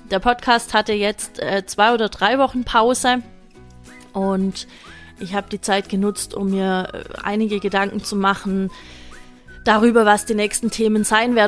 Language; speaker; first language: German; native; German